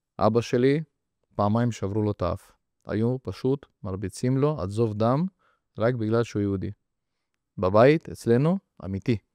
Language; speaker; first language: Hebrew; early bilingual, other home language; Russian